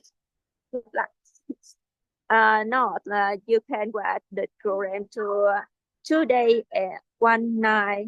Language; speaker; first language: English; non-native, learner; Vietnamese